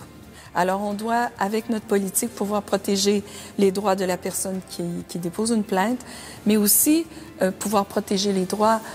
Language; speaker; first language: French; native; French